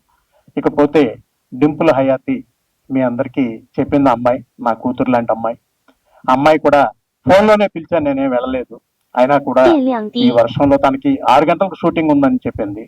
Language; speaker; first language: Telugu; native; Telugu